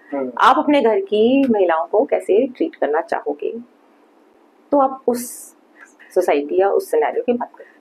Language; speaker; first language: Hindi; native; Hindi